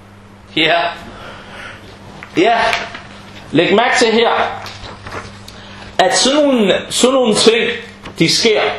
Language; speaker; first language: Danish; early bilingual, other home language; Arabic